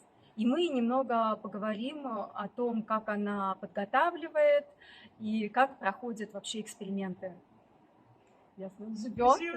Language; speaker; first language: Russian; native; Russian